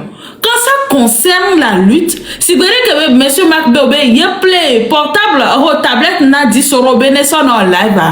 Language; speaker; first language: French; non-native, local second language; Ewe